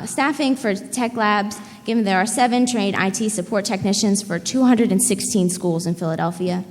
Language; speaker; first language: English; native; English